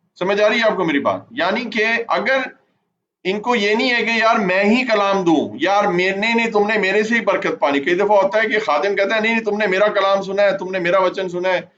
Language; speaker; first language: Urdu; non-native, local second language; Punjabi